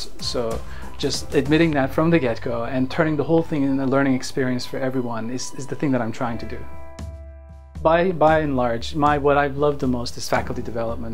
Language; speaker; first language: English; non-native, fluent; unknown